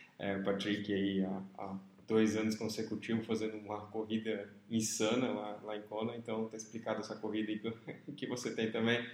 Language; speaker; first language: Portuguese; native; Portuguese